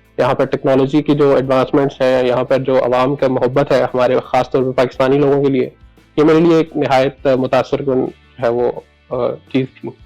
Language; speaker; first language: Urdu; non-native, local second language; Punjabi